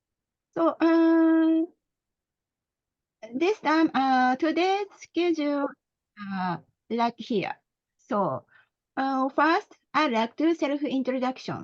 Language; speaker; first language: English; non-native, learner; Japanese